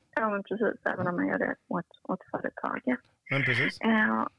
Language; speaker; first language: Swedish; native; Swedish